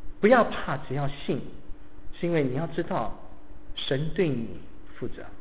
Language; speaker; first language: Chinese; native; Chinese